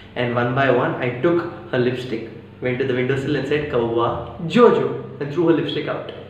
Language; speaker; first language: English; non-native, local second language; Maithili